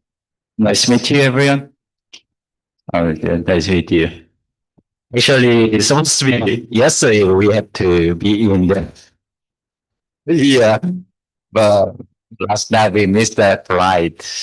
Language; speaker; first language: English; non-native, fluent; Korean